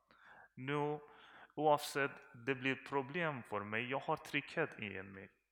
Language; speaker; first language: Swedish; non-native, learner; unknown